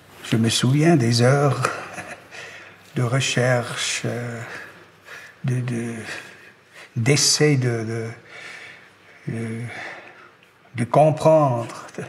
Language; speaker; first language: French; non-native, local second language; German